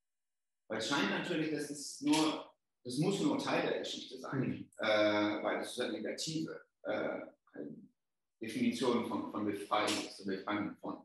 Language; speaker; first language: German; non-native, fluent; Italian